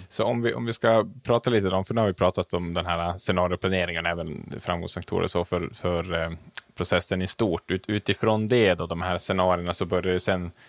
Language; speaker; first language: Swedish; native; Swedish